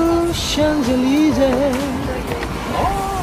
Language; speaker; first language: French; non-native, learner; Korean